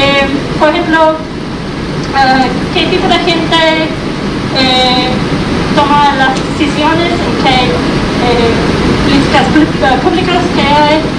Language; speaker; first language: Spanish; non-native, fluent; English